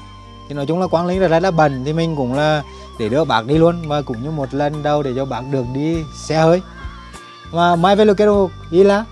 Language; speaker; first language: Vietnamese; native; Vietnamese